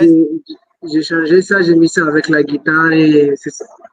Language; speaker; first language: French; non-native, local second language; Tamasheq